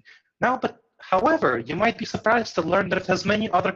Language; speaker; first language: English; early bilingual, other home language; Romanian